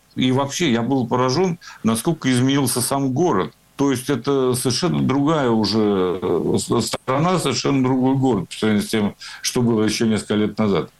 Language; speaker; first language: Russian; native; Russian